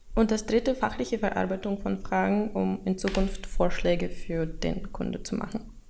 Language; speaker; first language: German; non-native, fluent; Russian